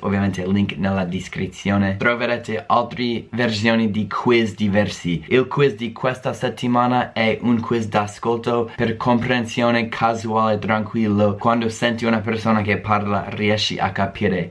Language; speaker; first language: Italian; non-native, fluent; English